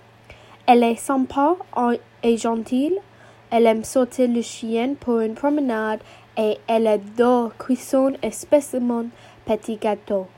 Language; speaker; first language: French; non-native, learner; English